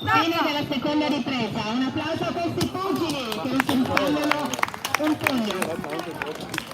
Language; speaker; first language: Italian; native; Italian